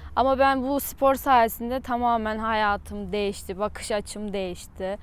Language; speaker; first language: Turkish; native; Turkish